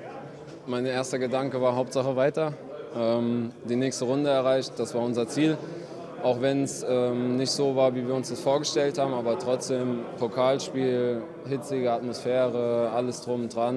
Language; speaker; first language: German; native; German